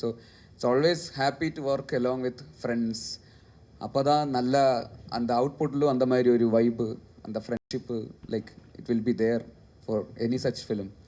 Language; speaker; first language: Tamil; non-native, learner; Malayalam